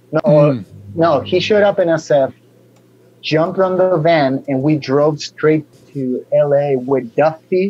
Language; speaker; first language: English; non-native, fluent; Spanish